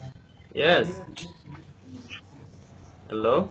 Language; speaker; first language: English; non-native, learner; Hindi